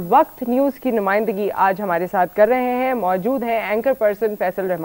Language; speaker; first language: Urdu; native; Urdu